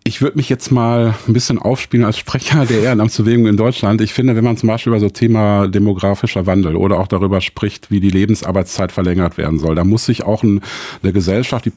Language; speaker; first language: German; native; German